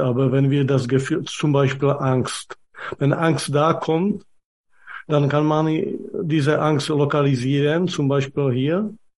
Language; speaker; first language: German; non-native, fluent; Czech